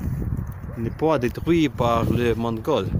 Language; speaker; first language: French; non-native, learner; Ukrainian